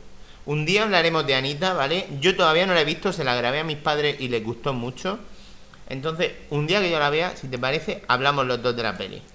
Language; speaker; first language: Spanish; native; Spanish